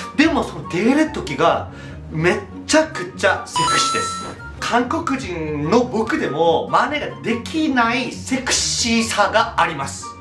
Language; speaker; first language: Japanese; non-native, fluent; Korean